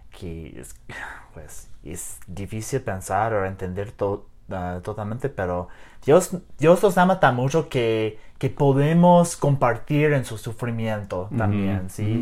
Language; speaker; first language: Spanish; non-native, learner; English